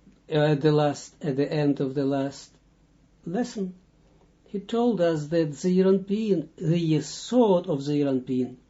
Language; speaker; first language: English; non-native, fluent; Dutch